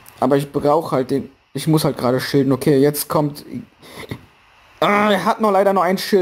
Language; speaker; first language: German; native; German